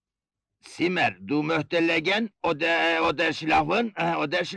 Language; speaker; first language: German; non-native, learner; Turkish